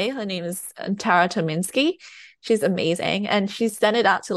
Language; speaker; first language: English; non-native, fluent; Thai